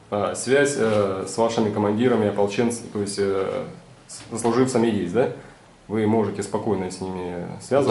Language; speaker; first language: Russian; native; Russian